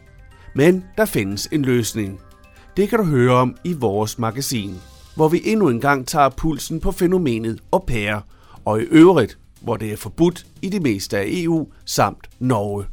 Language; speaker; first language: Danish; native; Danish